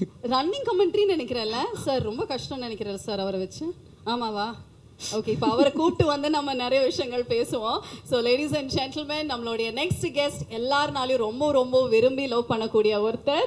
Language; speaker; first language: Tamil; native; Tamil